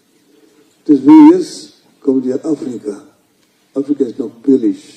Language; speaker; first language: German; non-native, fluent; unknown